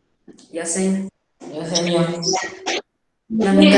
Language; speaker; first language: Spanish; native; Spanish